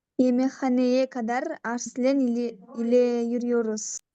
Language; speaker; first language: Turkish; non-native, learner; Kyrgyz